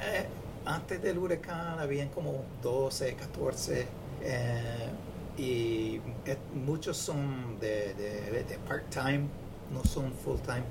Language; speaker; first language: Spanish; non-native, fluent; English